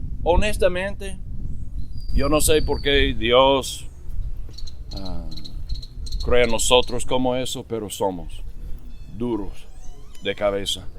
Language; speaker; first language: Spanish; non-native, fluent; English